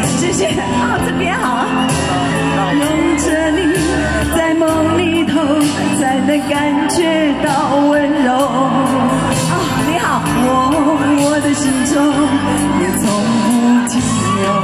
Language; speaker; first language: Chinese; native; Chinese